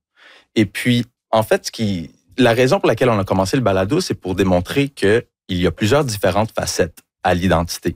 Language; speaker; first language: French; early bilingual, other home language; English